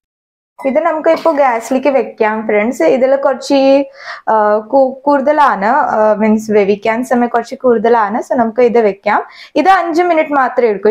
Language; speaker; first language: Malayalam; non-native, learner; Hindi